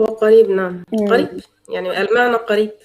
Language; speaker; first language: Arabic; native; Arabic